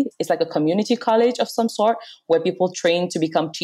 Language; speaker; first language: English; non-native, local second language; Hausa